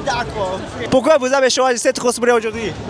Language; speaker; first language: French; non-native, learner; Japanese